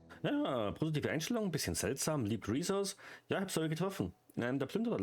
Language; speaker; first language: German; native; German